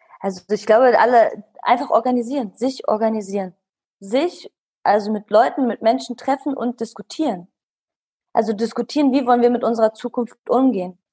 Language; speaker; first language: German; early bilingual, other home language; Kurdish